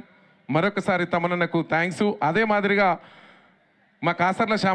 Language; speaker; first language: Telugu; native; Telugu